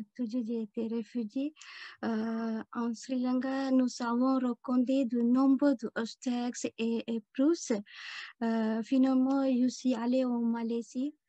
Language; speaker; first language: French; non-native, learner; Tamil